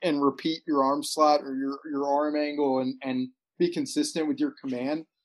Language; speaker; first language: English; native; English